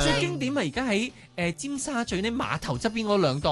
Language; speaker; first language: Cantonese; native; Cantonese